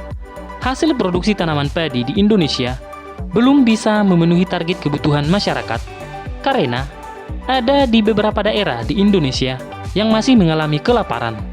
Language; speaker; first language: Indonesian; native; Indonesian